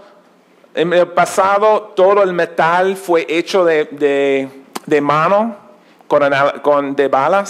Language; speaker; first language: Spanish; non-native, learner; English